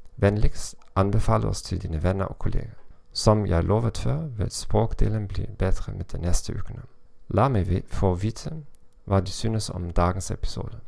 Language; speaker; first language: Norwegian; non-native, learner; German